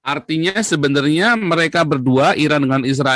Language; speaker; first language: Indonesian; native; Indonesian